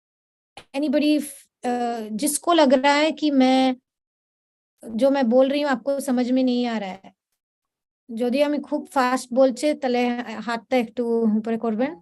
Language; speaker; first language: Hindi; non-native, local second language; Bangla